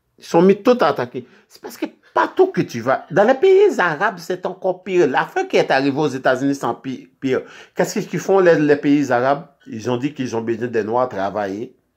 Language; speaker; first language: French; non-native, local second language; Haitian Creole